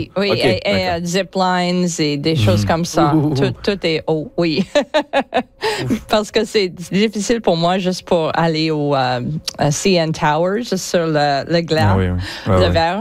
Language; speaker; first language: French; non-native, learner; English